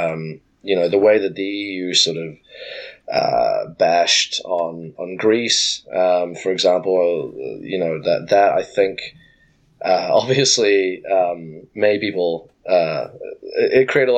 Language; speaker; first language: English; native; English